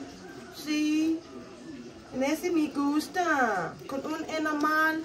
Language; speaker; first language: Spanish; non-native, learner; English